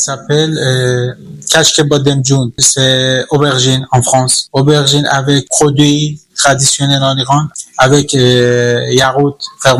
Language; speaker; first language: French; non-native, learner; Persian